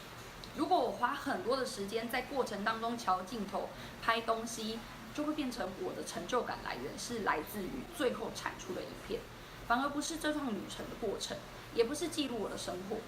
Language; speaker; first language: Chinese; native; Chinese